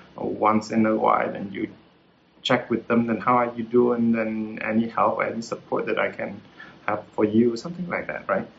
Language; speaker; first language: English; non-native, fluent; Vietnamese